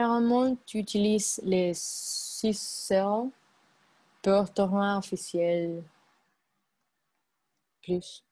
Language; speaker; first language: French; non-native, learner; Spanish